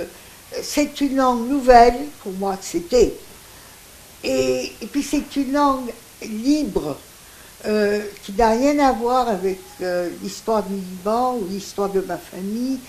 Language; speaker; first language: French; non-native, local second language; Greek